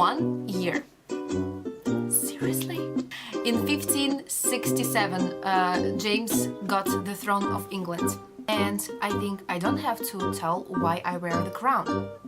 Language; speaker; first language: English; non-native, learner; Russian